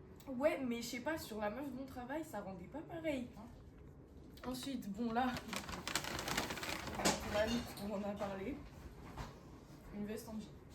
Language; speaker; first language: French; native; French